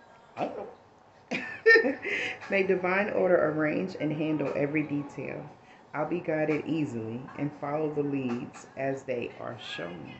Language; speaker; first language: English; native; English